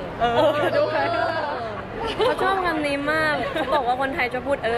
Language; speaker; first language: Thai; native; Thai